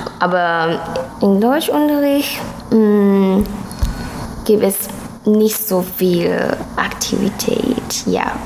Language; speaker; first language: German; non-native, learner; Chinese